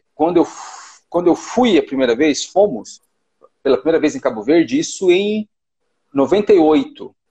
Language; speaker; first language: Portuguese; native; Portuguese